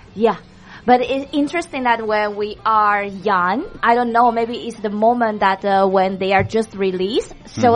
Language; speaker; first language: English; non-native, learner; Chinese